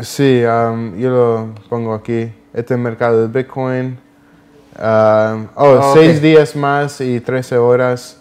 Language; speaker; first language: Spanish; early bilingual, heritage; Spanish